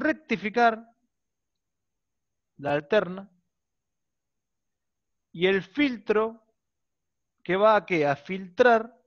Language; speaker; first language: Spanish; native; Spanish